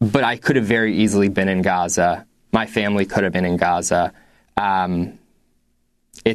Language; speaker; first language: English; native; English